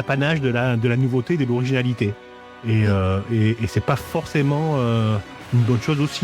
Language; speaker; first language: French; native; French